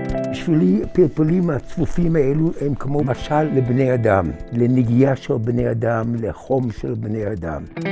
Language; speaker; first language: Hebrew; non-native, fluent; English